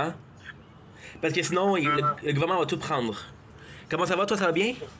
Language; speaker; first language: French; native; French